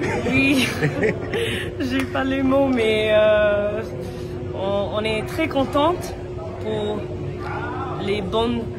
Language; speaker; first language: French; non-native, local second language; Haitian Creole